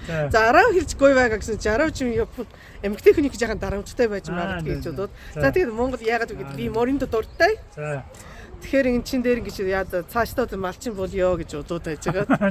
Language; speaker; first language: Mongolian; non-native, fluent; Japanese